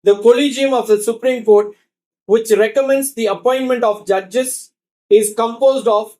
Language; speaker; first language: English; non-native, local second language; Tamil